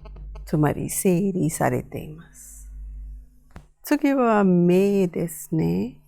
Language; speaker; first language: Japanese; non-native, fluent; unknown